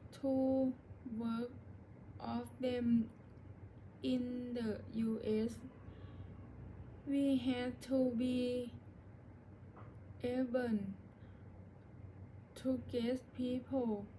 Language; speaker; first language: English; non-native, learner; Thai